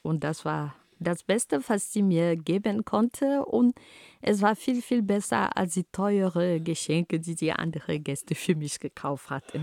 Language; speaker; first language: German; non-native, fluent; Ghomala